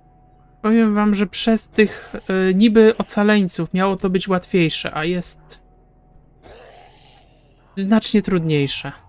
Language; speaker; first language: Polish; native; Polish